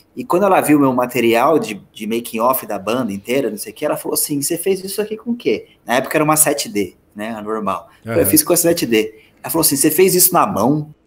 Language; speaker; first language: Portuguese; native; Portuguese